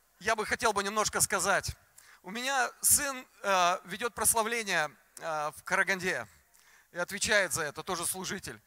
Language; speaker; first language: Russian; native; Russian